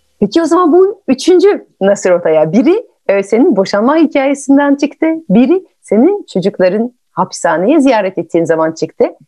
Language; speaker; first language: Turkish; non-native, fluent; French